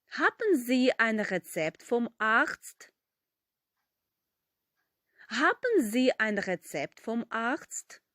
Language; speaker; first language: German; non-native, fluent; Ukrainian